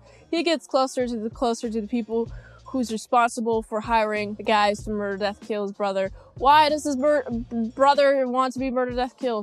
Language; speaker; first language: English; native; English